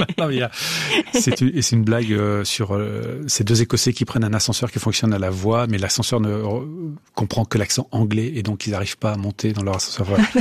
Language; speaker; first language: French; native; French